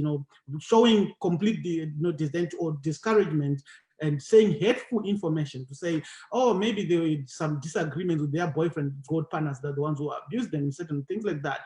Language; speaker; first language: English; non-native, local second language; Shona